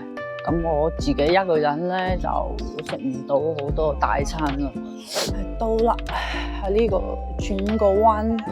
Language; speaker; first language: Chinese; non-native, local second language; Hakka Chinese